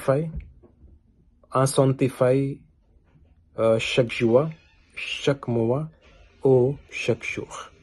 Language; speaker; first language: French; non-native, learner; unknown